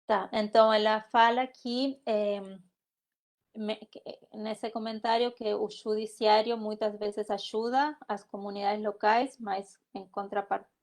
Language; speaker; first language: Portuguese; non-native, fluent; Spanish